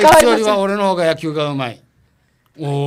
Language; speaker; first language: Japanese; native; Japanese